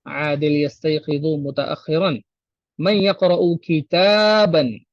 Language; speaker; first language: Arabic; non-native, fluent; Urdu